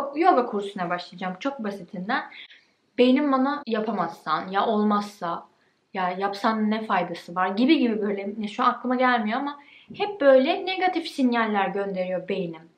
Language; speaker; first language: Turkish; early bilingual, heritage; Turkish